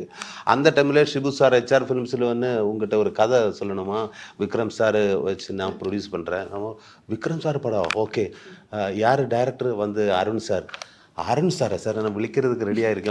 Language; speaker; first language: Tamil; non-native, learner; Malayalam